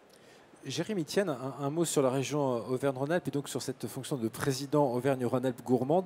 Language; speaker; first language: French; native; French